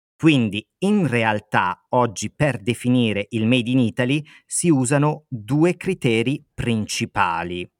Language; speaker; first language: Italian; native; Italian